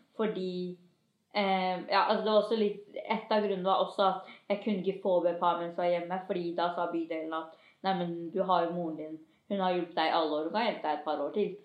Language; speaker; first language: Norwegian; early bilingual, other home language; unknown